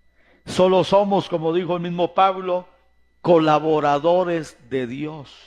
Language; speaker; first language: Spanish; native; Spanish